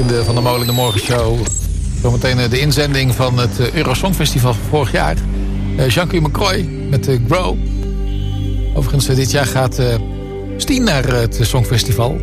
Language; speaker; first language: Dutch; native; Dutch